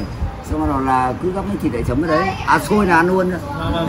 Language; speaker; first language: Vietnamese; native; Vietnamese